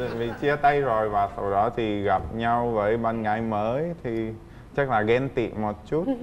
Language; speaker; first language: Vietnamese; non-native, fluent; Czech